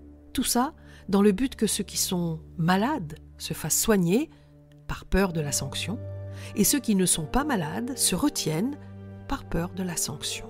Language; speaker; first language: French; native; French